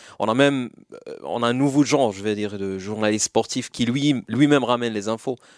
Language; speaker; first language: French; non-native, local second language; Arabic